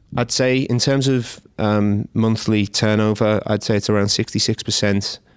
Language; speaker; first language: English; native; English